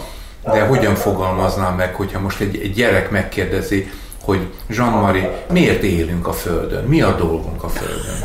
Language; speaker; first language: Hungarian; native; Hungarian